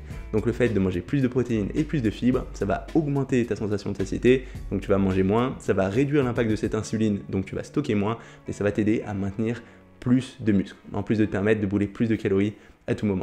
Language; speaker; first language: French; native; French